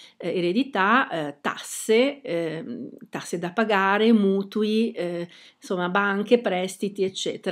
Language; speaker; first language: Italian; native; Italian